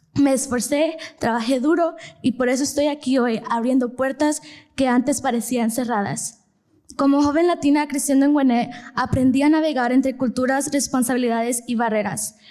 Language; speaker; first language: Spanish; early bilingual, heritage; Spanish